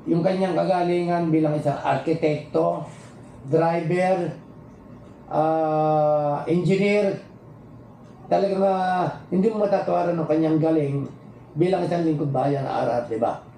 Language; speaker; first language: Filipino; native; Filipino